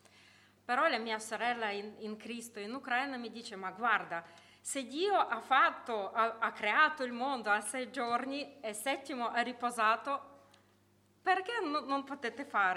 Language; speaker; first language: Italian; non-native, learner; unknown